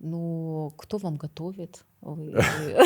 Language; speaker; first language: Russian; non-native, local second language; Kazakh